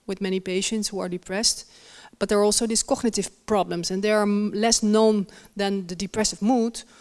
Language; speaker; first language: English; non-native, fluent; Dutch